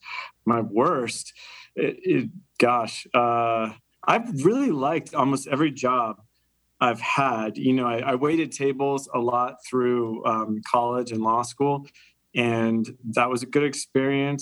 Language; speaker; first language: English; native; English